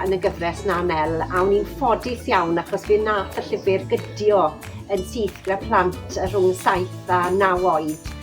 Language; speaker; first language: Welsh; native; Welsh